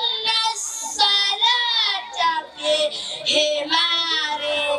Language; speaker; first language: Arabic; non-native, learner; Swahili